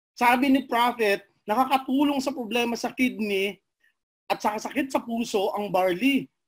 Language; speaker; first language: Filipino; non-native, local second language; Cebuano